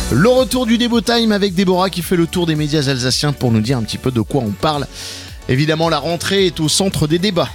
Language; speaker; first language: French; native; French